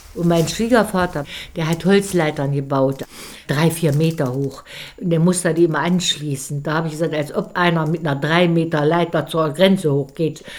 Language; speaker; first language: German; native; German